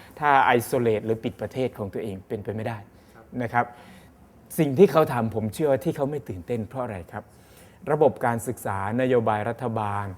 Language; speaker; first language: Thai; native; Thai